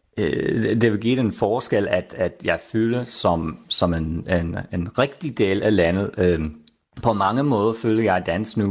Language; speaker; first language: Danish; non-native, fluent; English